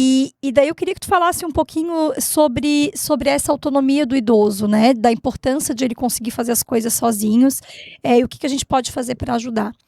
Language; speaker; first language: Portuguese; native; Portuguese